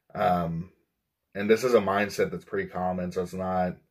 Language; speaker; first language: English; native; English